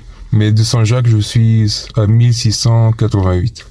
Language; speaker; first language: French; non-native, fluent; Portuguese